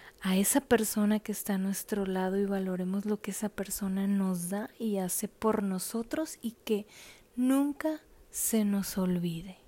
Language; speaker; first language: Spanish; native; Spanish